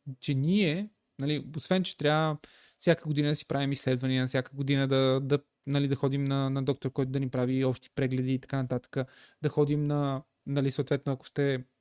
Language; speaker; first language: Bulgarian; native; Bulgarian